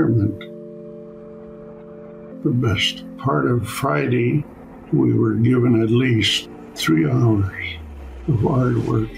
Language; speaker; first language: English; non-native, fluent; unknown